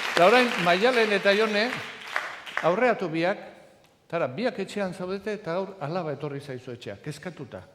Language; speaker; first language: Basque; native; Basque